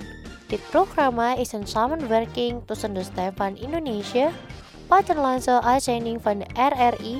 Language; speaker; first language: Dutch; non-native, fluent; Indonesian